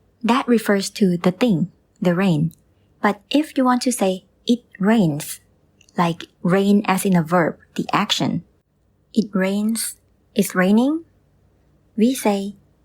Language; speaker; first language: English; non-native, fluent; Thai